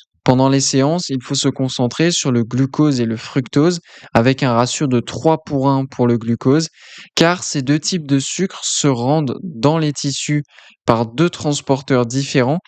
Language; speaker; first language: French; native; French